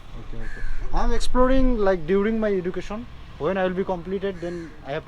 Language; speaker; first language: English; non-native, learner; Bangla